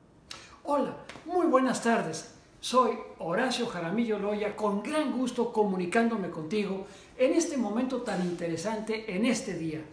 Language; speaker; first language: Spanish; native; Spanish